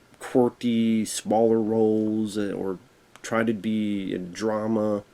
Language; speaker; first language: English; native; English